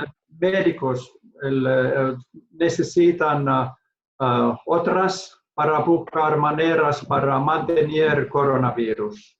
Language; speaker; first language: Spanish; non-native, learner; Finnish